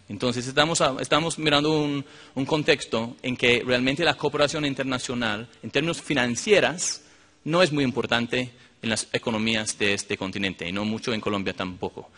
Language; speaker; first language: Spanish; non-native, fluent; English